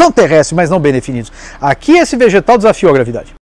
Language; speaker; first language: Portuguese; native; Portuguese